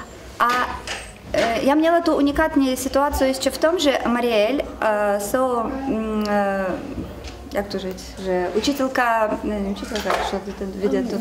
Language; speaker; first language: Czech; non-native, learner; Russian